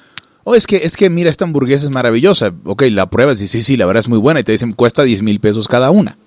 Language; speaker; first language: Spanish; native; Spanish